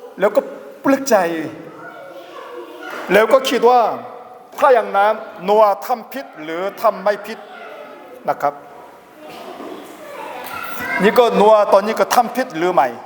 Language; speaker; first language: Thai; non-native, learner; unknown